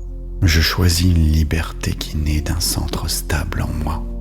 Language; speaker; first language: French; native; French